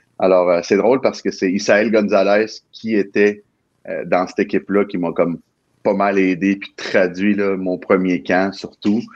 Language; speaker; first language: French; early bilingual, other home language; Spanish